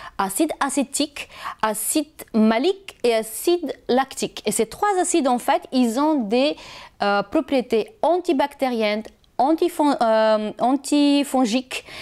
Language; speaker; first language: French; non-native, fluent; Bulgarian